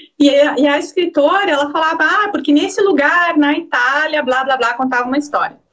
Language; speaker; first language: Portuguese; native; Portuguese